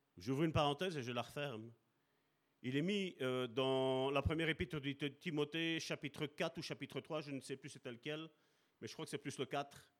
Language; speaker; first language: French; early bilingual, other home language; Italian